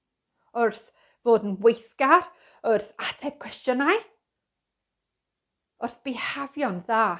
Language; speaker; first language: Welsh; non-native, fluent; English